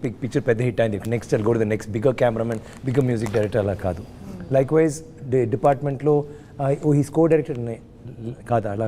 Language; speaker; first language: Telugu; non-native, learner; Tamil